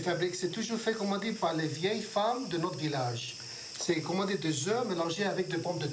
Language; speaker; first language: French; non-native, fluent; Greek